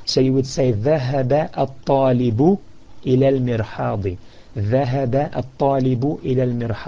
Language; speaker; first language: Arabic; non-native, fluent; English